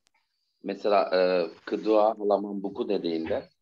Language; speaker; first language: Turkish; native; Turkish